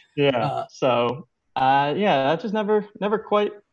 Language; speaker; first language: English; native; English